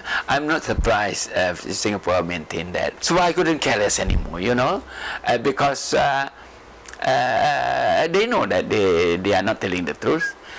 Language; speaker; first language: English; non-native, local second language; Malay